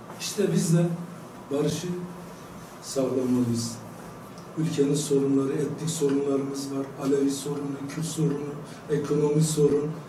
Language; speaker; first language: Turkish; non-native, local second language; Kurdish